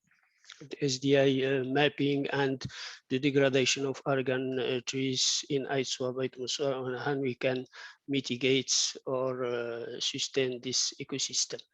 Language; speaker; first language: English; non-native, fluent; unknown